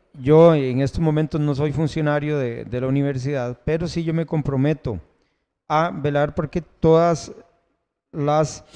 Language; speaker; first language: Spanish; native; Spanish